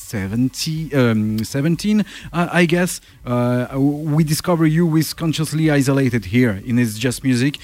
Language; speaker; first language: English; non-native, learner; French